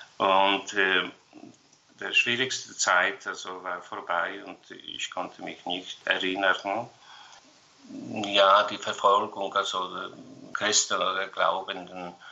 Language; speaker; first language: German; non-native, fluent; Polish